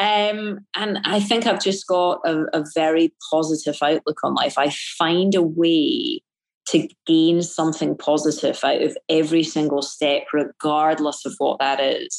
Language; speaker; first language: English; native; English